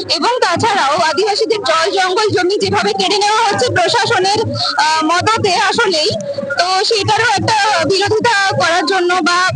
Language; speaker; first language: Bangla; non-native, local second language; Santali